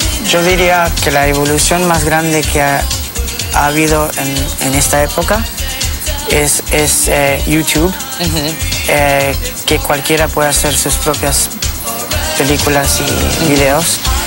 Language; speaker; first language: Spanish; early bilingual, heritage; Spanish